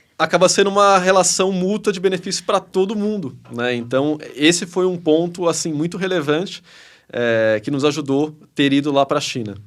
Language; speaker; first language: Portuguese; early bilingual, other home language; Spanish